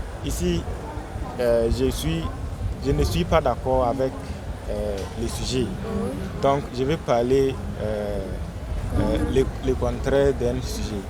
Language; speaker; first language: French; non-native, learner; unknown